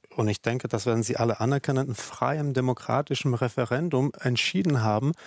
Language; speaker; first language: German; non-native, fluent; Czech